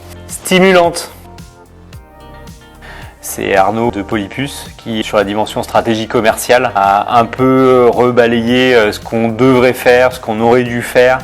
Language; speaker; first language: French; native; French